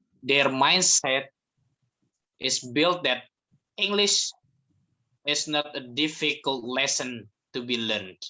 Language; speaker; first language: English; non-native, fluent; Indonesian